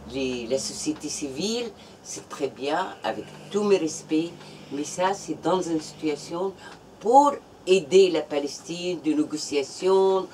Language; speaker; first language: French; non-native, fluent; Arabic